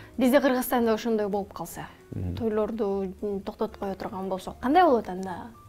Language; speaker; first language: Kyrgyz; native; Kyrgyz